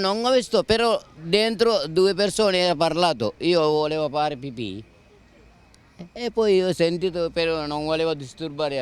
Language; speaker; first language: Italian; non-native, learner; Sinhala